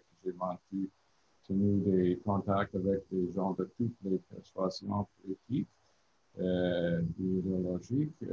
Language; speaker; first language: French; non-native, learner; English